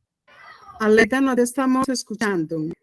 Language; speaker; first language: Spanish; native; Spanish